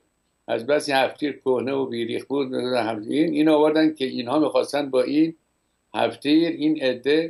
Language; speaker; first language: Persian; native; Persian